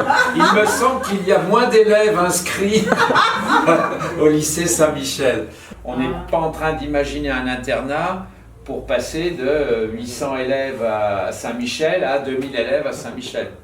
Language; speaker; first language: French; native; French